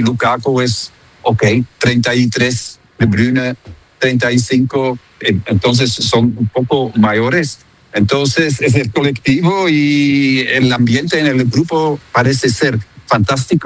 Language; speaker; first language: Spanish; non-native, fluent; Dutch